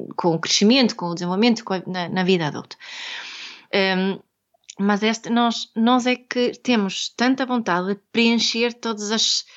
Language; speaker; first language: Portuguese; non-native, fluent; Swedish